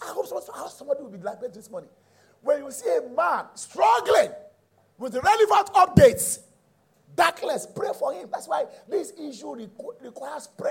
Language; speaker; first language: English; non-native, local second language; Yoruba